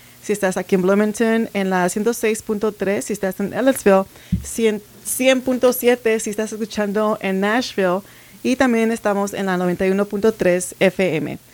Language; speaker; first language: Spanish; early bilingual, heritage; Spanish